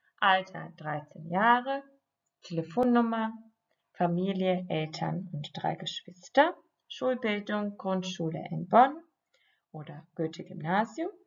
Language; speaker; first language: German; non-native, fluent; Croatian